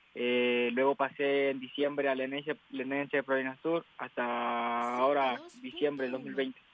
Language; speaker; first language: Spanish; native; Spanish